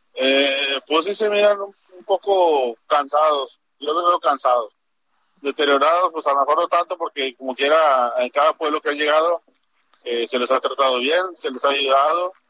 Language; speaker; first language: Spanish; native; Spanish